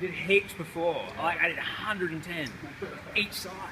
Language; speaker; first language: English; native; English